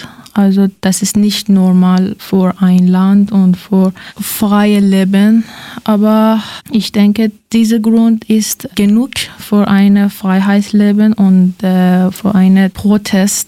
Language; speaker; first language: German; non-native, learner; Persian